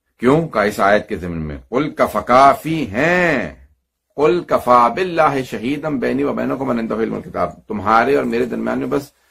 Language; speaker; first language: Urdu; native; Urdu